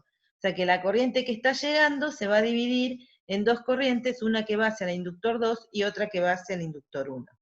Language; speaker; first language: Spanish; native; Spanish